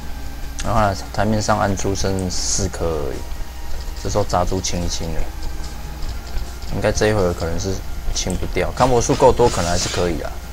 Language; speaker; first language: Chinese; native; Chinese